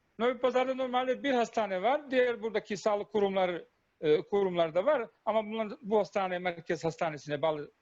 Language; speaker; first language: Turkish; non-native, fluent; Bosnian